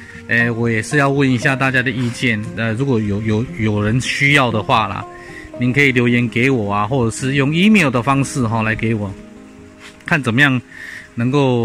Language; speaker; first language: Chinese; native; Chinese